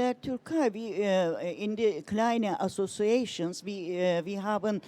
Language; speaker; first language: German; non-native, learner; Turkish